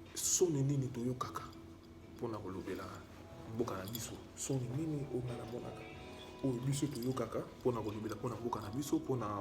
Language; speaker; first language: Lingala; native; Lingala